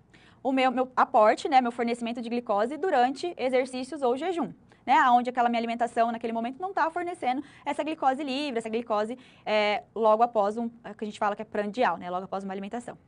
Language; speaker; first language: Portuguese; native; Portuguese